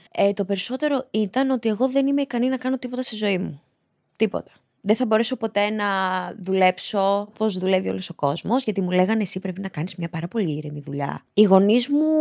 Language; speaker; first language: Greek; early bilingual, other home language; Albanian